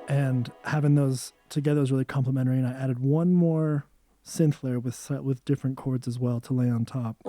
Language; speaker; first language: English; native; English